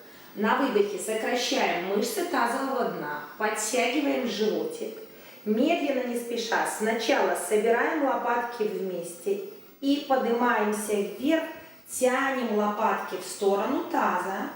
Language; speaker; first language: Russian; native; Russian